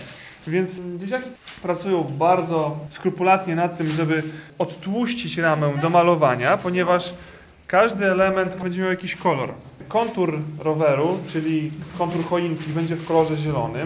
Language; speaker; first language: Polish; native; Polish